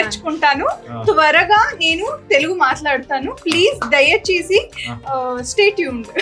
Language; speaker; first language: Telugu; non-native, learner; Kannada